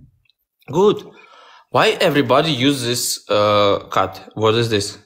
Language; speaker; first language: English; non-native, learner; Russian